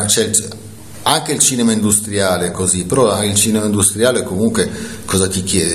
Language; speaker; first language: Italian; native; Italian